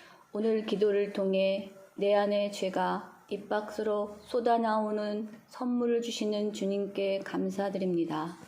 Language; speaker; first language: Korean; native; Korean